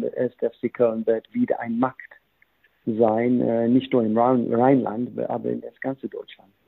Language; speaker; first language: German; non-native, fluent; English